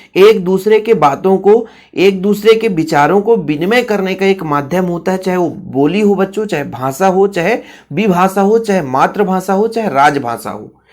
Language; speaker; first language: Hindi; native; Hindi